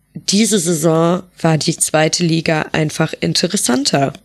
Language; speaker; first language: German; native; German